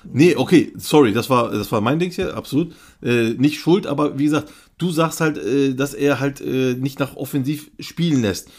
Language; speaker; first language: German; early bilingual, other home language; Turkish